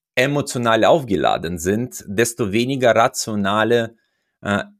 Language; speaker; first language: German; non-native, fluent; Russian